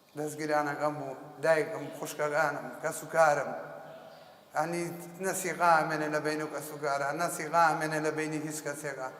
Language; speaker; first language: Central Kurdish; native; Central Kurdish